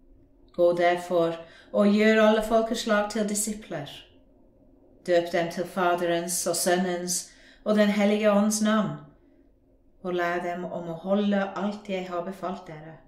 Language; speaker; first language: Norwegian; non-native, fluent; English